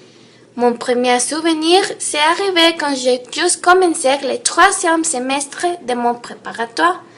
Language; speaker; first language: French; non-native, learner; Spanish